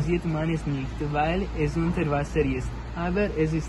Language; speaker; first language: German; non-native, learner; Italian